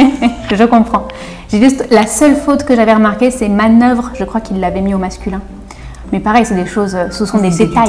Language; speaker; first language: French; native; French